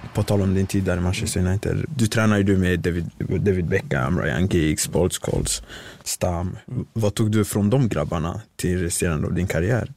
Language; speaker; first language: Swedish; early bilingual, other home language; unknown